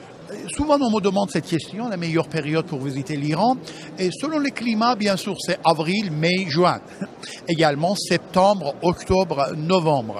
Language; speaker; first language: French; non-native, fluent; Persian